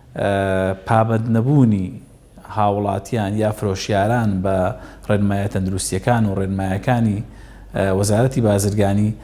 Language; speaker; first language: Central Kurdish; native; Central Kurdish